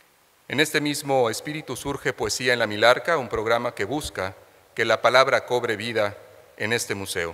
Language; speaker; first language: Spanish; native; Spanish